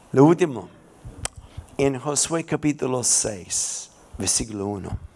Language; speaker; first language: Spanish; non-native, fluent; English